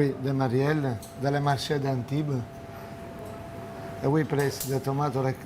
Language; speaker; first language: French; non-native, fluent; Italian